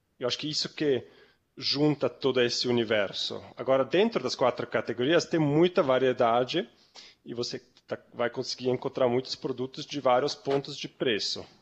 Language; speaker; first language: Portuguese; non-native, fluent; German